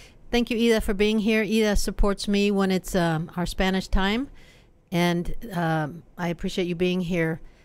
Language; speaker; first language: English; native; English